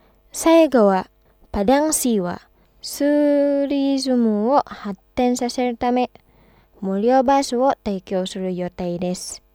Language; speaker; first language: Japanese; non-native, fluent; Indonesian